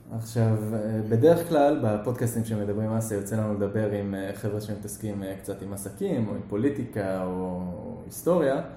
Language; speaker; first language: Hebrew; native; Hebrew